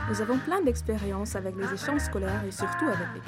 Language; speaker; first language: French; non-native, fluent; German